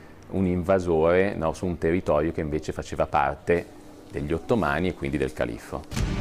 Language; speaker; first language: Italian; native; Italian